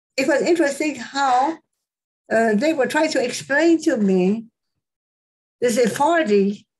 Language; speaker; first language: English; non-native, fluent; French